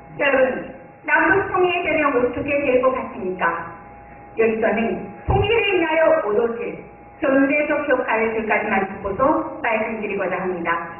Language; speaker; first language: Korean; non-native, fluent; Japanese